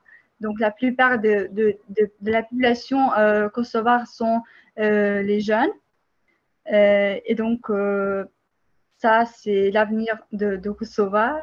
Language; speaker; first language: French; non-native, fluent; Albanian